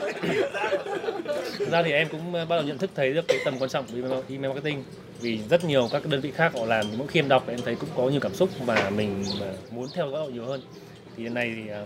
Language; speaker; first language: Vietnamese; native; Vietnamese